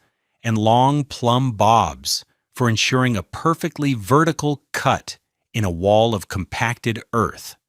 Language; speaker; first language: English; native; English